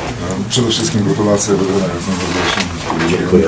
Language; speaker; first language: Polish; non-native, fluent; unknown